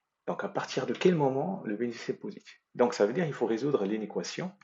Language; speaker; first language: French; native; French